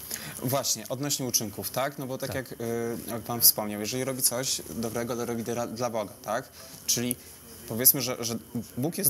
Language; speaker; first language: Polish; native; Polish